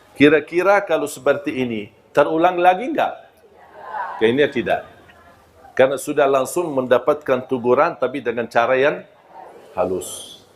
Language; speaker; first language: Malay; non-native, fluent; Arabic